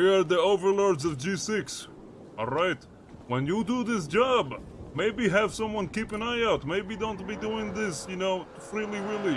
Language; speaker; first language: English; native; English